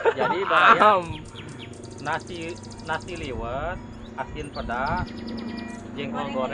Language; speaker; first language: Indonesian; non-native, local second language; Sundanese